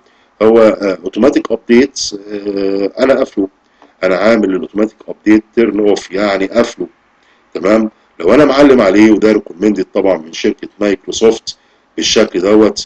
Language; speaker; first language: Arabic; native; Arabic